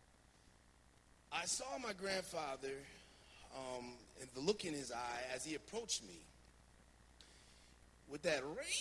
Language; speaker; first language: English; native; English